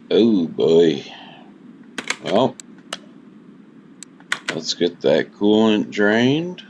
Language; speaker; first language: English; native; English